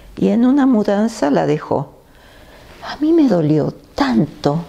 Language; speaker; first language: Spanish; native; Spanish